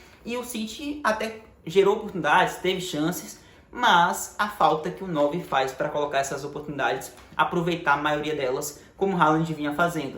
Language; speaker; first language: Portuguese; native; Portuguese